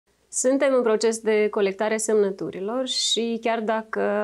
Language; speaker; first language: Romanian; native; Romanian